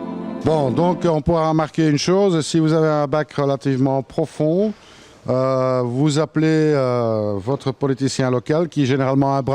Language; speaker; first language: French; native; French